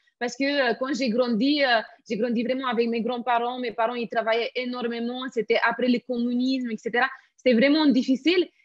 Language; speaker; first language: French; non-native, fluent; Romanian